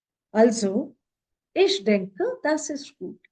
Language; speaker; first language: German; non-native, fluent; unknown